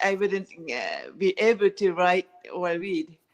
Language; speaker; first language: English; non-native, learner; Japanese